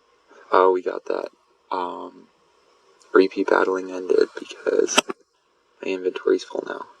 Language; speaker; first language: English; native; English